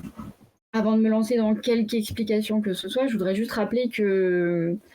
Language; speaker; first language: French; native; French